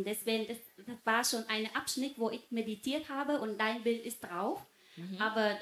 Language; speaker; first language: German; non-native, fluent; Vietnamese